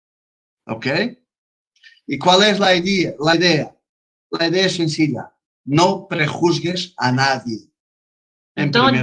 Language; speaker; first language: Spanish; non-native, fluent; Portuguese